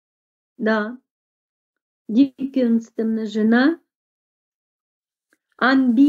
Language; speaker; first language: German; non-native, fluent; Russian